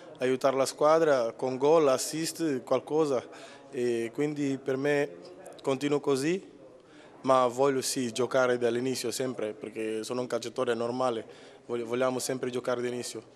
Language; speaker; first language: Italian; non-native, fluent; Portuguese